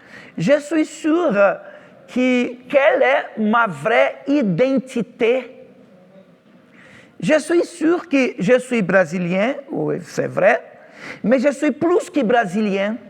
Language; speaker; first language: French; non-native, fluent; Portuguese